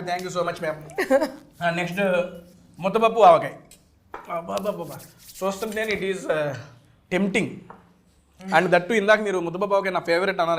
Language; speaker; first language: Telugu; native; Telugu